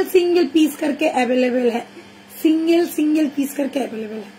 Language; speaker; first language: Hindi; non-native, local second language; Bangla